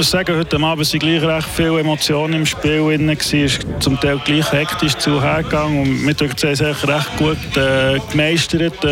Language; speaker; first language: German; native; German